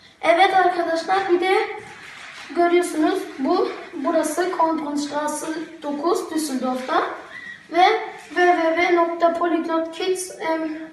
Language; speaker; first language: Turkish; early bilingual, heritage; Turkish